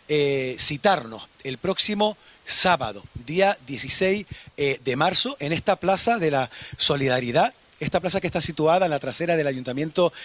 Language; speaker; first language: Spanish; native; Spanish